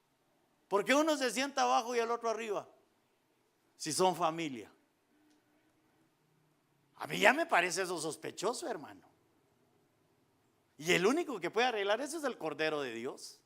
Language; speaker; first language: Spanish; native; Spanish